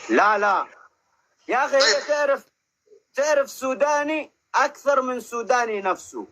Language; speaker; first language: Arabic; non-native, learner; Oromo